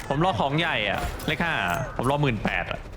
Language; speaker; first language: Thai; native; Thai